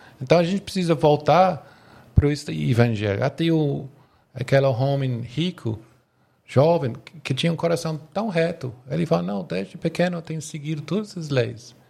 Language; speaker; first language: Portuguese; non-native, fluent; English